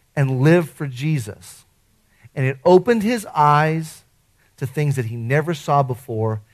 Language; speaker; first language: English; native; English